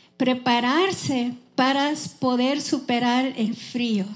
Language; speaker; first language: Spanish; non-native, fluent; English